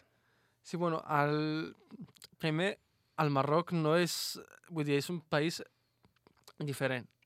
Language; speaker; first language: Catalan; non-native, fluent; Arabic